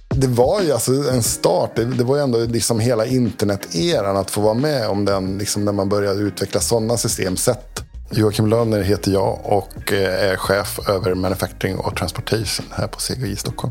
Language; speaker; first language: Swedish; native; Swedish